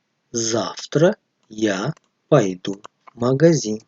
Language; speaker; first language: Russian; non-native, fluent; Tajik